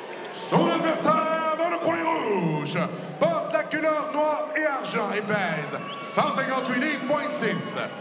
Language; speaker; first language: French; native; French